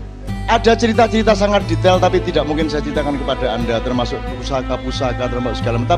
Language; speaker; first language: Indonesian; non-native, local second language; Javanese